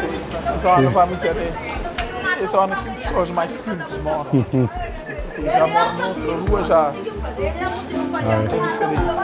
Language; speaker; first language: Portuguese; non-native, local second language; Kabuverdianu